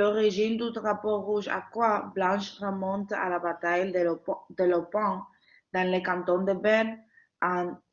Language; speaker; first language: French; non-native, learner; Spanish